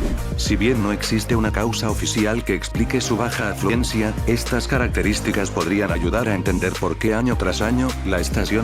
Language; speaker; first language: Spanish; native; Spanish